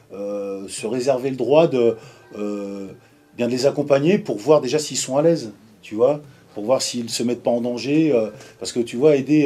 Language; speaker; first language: French; native; French